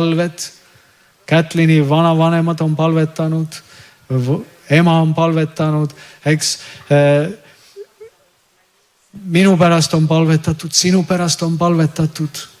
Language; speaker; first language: Estonian; native; Estonian